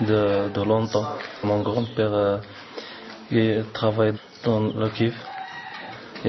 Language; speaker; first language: French; non-native, learner; Arabic